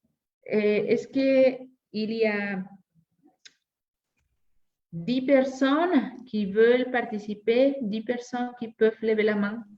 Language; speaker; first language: French; non-native, fluent; Spanish